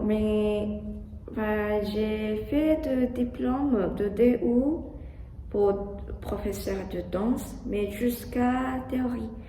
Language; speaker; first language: French; non-native, learner; Japanese